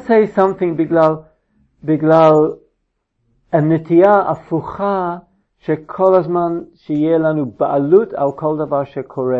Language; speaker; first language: Hebrew; non-native, fluent; English